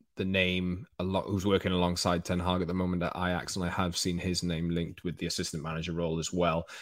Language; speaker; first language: English; native; English